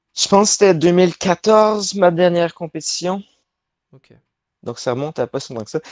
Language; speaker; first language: French; native; French